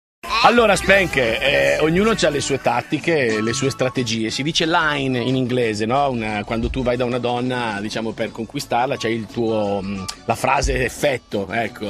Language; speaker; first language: Italian; native; Italian